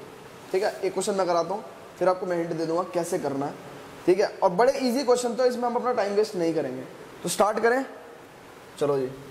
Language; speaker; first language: Hindi; native; Hindi